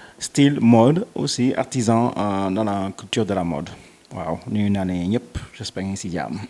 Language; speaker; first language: Wolof; non-native, local second language; Jola-Fonyi